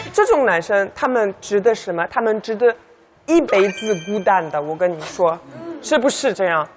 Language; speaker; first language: Chinese; non-native, fluent; French